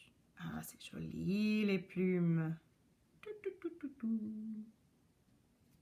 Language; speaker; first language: French; non-native, local second language; English